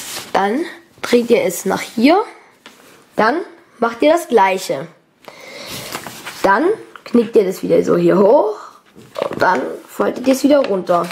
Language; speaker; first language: German; native; German